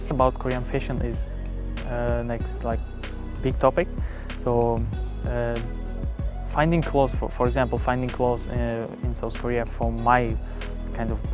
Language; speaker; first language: English; non-native, fluent; Uzbek